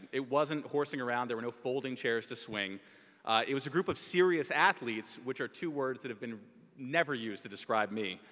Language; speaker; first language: English; native; English